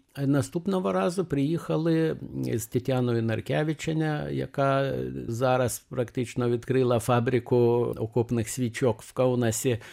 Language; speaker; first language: Ukrainian; non-native, fluent; Lithuanian